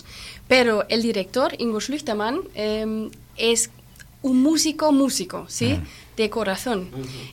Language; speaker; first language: Spanish; non-native, fluent; German